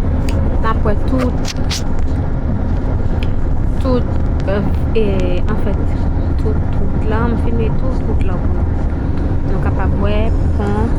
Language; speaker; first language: French; non-native, local second language; Haitian Creole